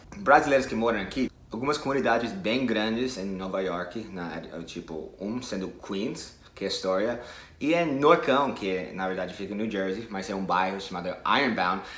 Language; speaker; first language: Portuguese; non-native, fluent; English